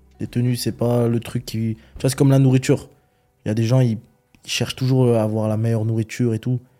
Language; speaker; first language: French; early bilingual, other home language; Chechen